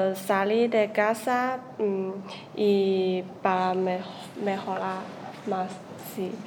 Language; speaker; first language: Spanish; non-native, learner; Chinese